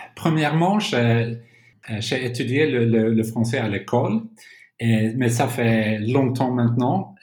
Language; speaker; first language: French; non-native, fluent; Swedish